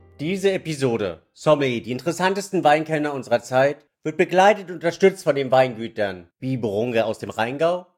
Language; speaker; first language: German; native; German